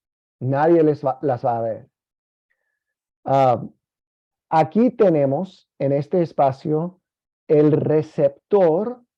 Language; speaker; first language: Spanish; non-native, fluent; English